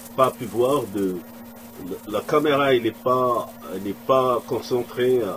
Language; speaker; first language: French; non-native, local second language; Arabic